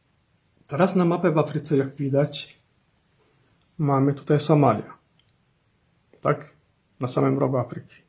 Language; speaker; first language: Polish; non-native, fluent; Somali